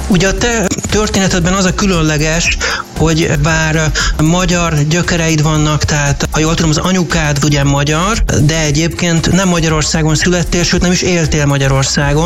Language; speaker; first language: Hungarian; native; Hungarian